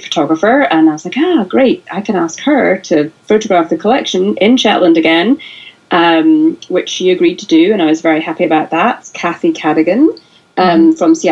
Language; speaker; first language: English; native; English